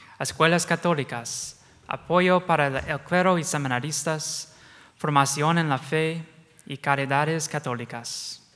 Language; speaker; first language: Spanish; non-native, fluent; English